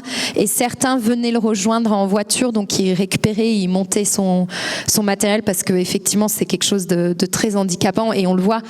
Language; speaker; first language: French; native; French